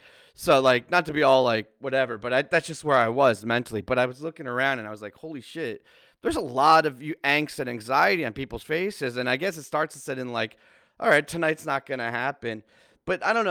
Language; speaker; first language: English; native; English